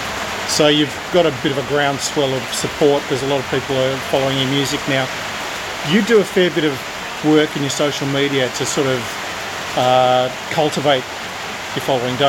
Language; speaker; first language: English; native; English